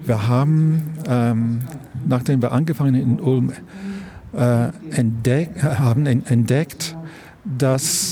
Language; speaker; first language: German; non-native, fluent; English